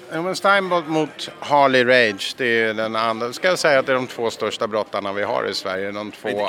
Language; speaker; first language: Swedish; non-native, fluent; English